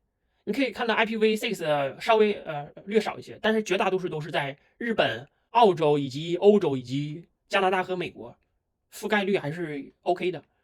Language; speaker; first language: Chinese; native; Chinese